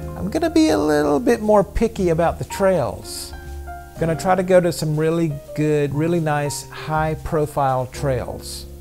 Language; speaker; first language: English; native; English